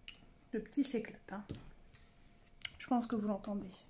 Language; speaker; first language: French; native; French